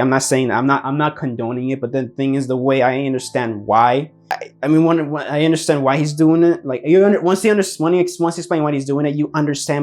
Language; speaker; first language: English; native; English